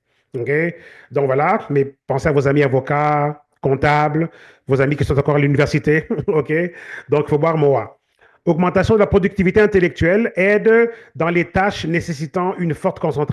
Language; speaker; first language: French; native; French